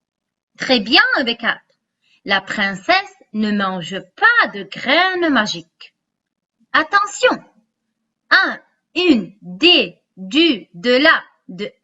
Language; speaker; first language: French; non-native, local second language; Arabic